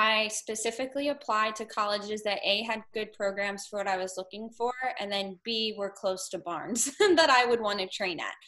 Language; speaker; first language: English; native; English